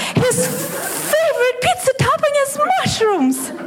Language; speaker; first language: English; non-native, fluent; Russian